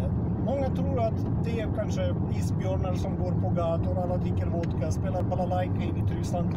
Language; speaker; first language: Swedish; non-native, fluent; Russian